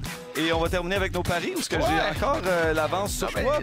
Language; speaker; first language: French; native; French